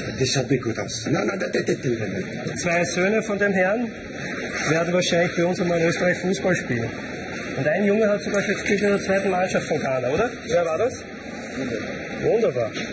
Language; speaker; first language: German; native; German